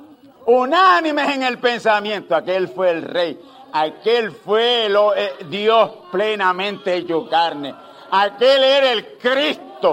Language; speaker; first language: Spanish; native; Spanish